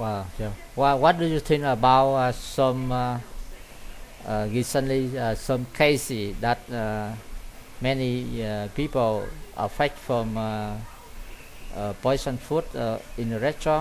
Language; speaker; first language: English; non-native, learner; Vietnamese